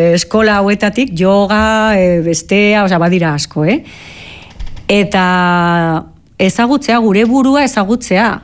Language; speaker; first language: Basque; non-native, local second language; Spanish